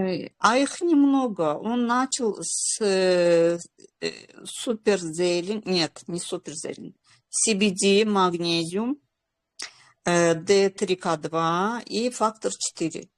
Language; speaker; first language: Russian; non-native, local second language; Azerbaijani